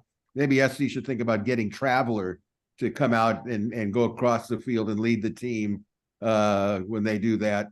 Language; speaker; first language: English; native; English